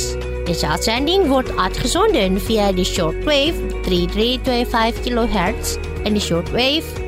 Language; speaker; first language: Dutch; non-native, fluent; Indonesian